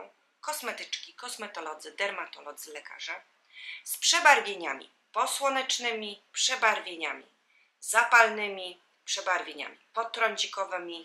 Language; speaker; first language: Polish; native; Polish